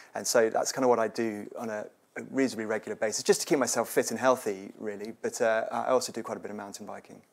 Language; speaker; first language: English; native; English